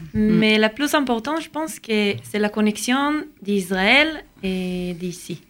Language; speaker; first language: French; non-native, learner; Hebrew